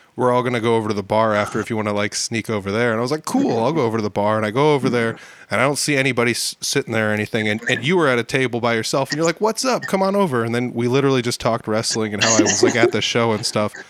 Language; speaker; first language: English; native; English